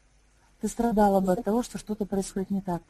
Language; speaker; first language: Russian; native; Russian